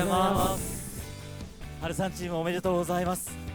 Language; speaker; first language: Japanese; native; Japanese